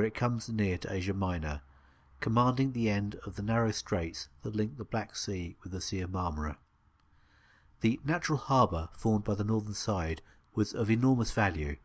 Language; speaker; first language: English; native; English